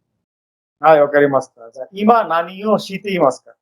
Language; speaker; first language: Japanese; non-native, fluent; Bangla